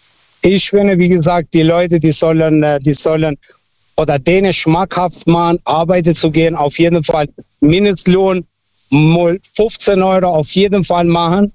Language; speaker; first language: German; non-native, fluent; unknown